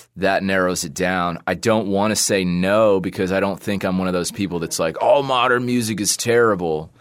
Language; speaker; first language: English; native; English